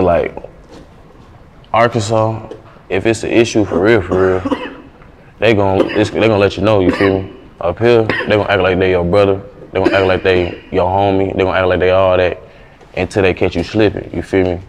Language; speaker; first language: English; native; English